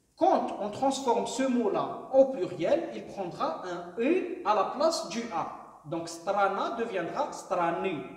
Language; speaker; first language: French; non-native, local second language; Arabic